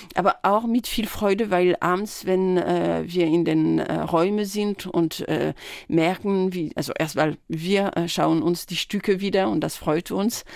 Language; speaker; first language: German; non-native, fluent; French